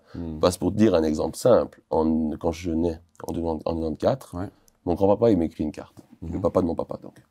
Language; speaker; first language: French; native; French